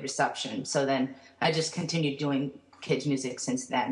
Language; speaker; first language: English; native; English